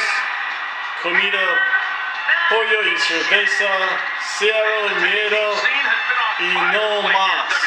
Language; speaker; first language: Spanish; non-native, learner; English